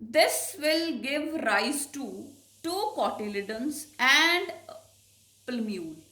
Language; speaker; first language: English; non-native, local second language; Punjabi